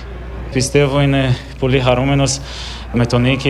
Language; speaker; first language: Greek; non-native, learner; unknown